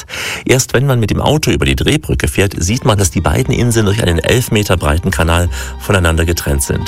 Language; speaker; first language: German; native; German